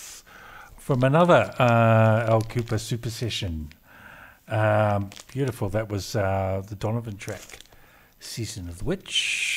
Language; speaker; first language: English; native; English